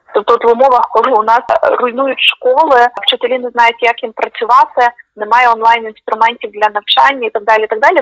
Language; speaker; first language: Ukrainian; native; Ukrainian